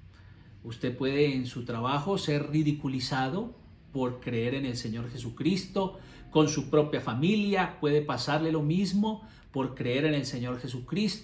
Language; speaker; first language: Spanish; native; Spanish